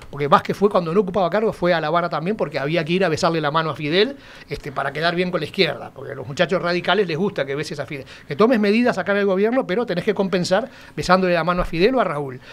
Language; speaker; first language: Spanish; native; Spanish